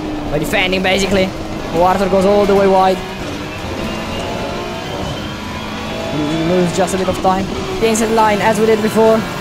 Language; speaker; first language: English; non-native, fluent; Italian